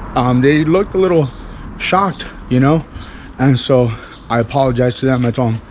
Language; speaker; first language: English; native; English